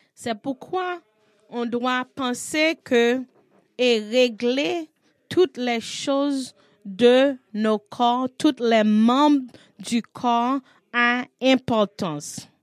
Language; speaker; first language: French; non-native, learner; English